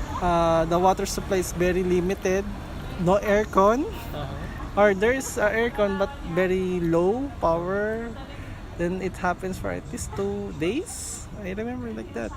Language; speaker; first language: English; non-native, learner; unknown